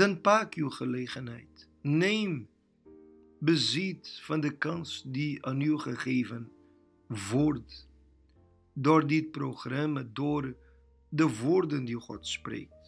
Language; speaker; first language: Dutch; non-native, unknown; Portuguese